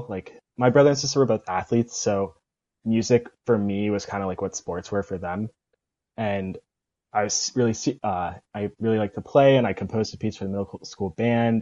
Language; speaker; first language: English; native; English